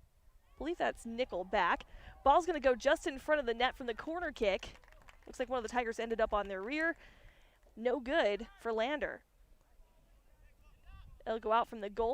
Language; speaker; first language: English; native; English